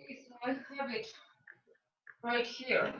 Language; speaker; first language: English; non-native, learner; Spanish